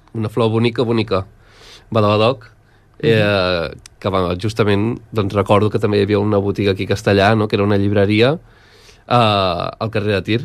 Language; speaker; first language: Catalan; native; Catalan